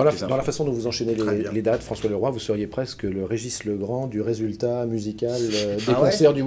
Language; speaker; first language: French; native; French